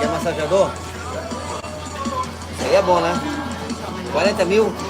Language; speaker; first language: Portuguese; native; Portuguese